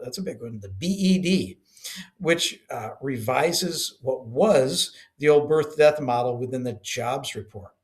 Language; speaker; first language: English; native; English